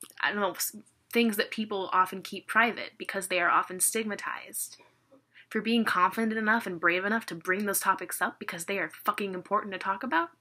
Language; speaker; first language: English; native; English